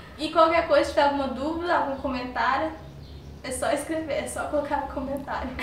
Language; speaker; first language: Portuguese; early bilingual, heritage; Portuguese